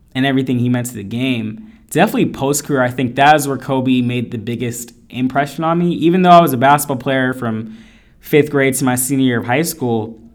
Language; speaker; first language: English; native; English